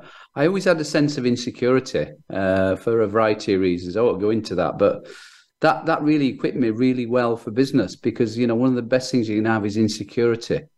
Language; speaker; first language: English; native; English